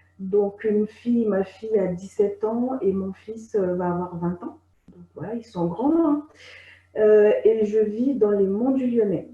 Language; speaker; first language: French; non-native, local second language; Sango